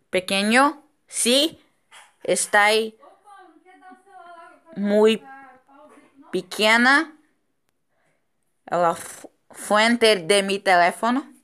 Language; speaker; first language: Spanish; non-native, fluent; Portuguese